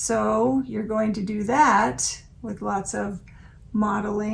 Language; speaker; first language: English; native; English